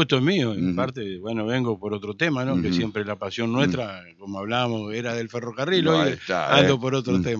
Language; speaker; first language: Spanish; native; Spanish